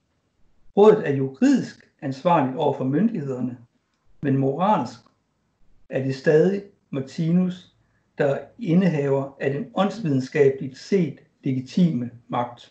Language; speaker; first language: Danish; native; Danish